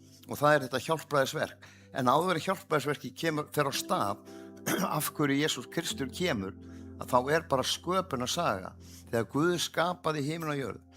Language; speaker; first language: Icelandic; native; Icelandic